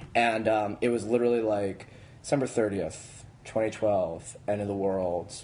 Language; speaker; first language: English; native; English